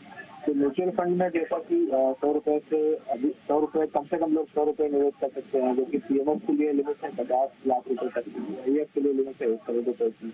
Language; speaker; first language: Hindi; native; Hindi